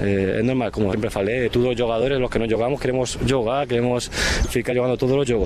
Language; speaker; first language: Portuguese; non-native, fluent; Spanish